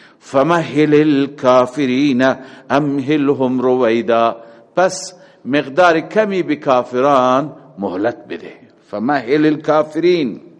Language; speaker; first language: Persian; native; Persian